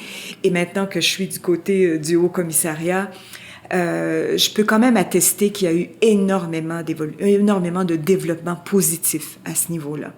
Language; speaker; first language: French; native; French